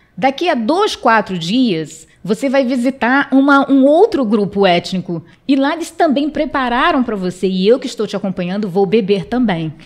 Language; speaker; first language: Portuguese; non-native, local second language; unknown